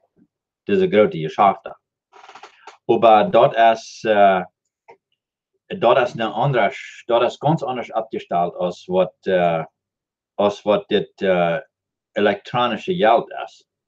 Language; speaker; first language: German; non-native, learner; Dutch